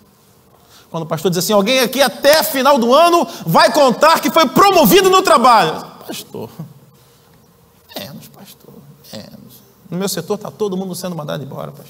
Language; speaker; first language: Portuguese; native; Portuguese